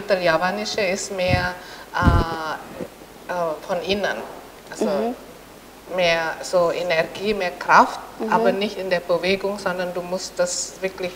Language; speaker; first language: German; non-native, fluent; Indonesian